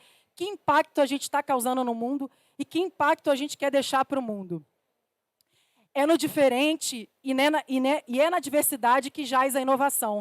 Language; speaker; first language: Portuguese; native; Portuguese